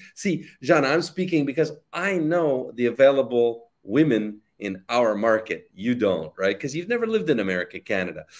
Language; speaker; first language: English; native; English